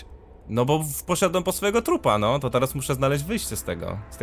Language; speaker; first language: Polish; native; Polish